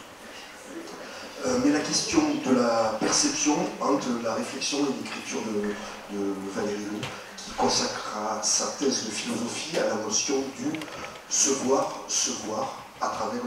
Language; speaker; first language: French; native; French